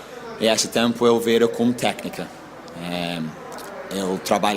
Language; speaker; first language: Portuguese; non-native, learner; English